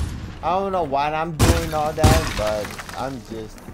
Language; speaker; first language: English; native; English